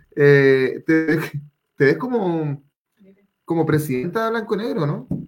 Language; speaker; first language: Spanish; native; Spanish